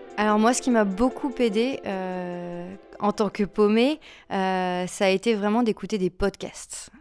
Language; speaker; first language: French; native; French